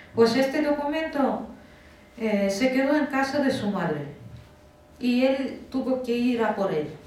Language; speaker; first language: Spanish; non-native, fluent; Russian